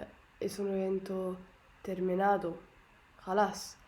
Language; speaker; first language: Spanish; non-native, learner; Arabic